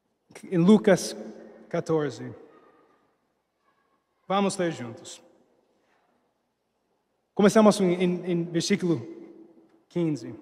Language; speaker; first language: Portuguese; non-native, fluent; English